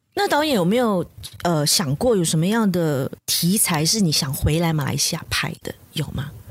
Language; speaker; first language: Chinese; native; Chinese